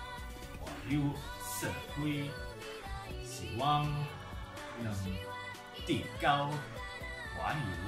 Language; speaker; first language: Chinese; non-native, learner; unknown